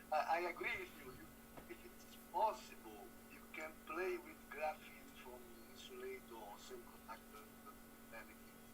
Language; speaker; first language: English; non-native, fluent; Portuguese